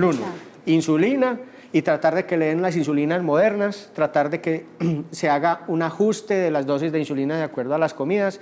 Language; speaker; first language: Spanish; native; Spanish